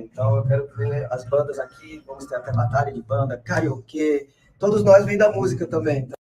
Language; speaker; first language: Portuguese; non-native, fluent; English